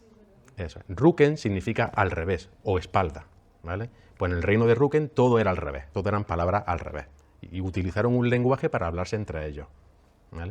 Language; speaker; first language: Spanish; native; Spanish